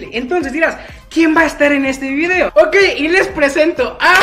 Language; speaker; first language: Spanish; native; Spanish